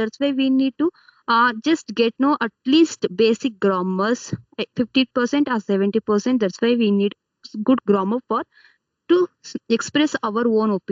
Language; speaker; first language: English; non-native, learner; Kannada